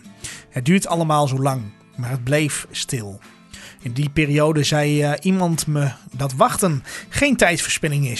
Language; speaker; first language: Dutch; native; Dutch